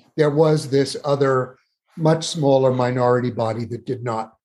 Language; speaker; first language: English; native; English